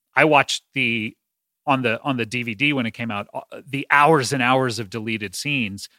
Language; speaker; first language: English; native; English